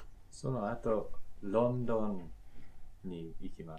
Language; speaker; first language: Japanese; non-native, learner; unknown